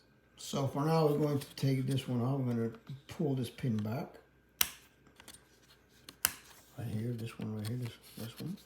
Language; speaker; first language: English; native; English